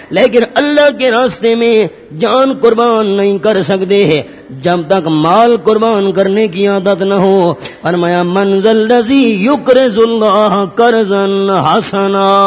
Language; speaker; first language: Urdu; non-native, local second language; Pashto